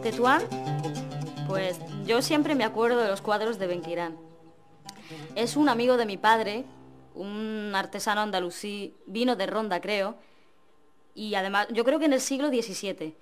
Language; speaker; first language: Spanish; non-native, fluent; Arabic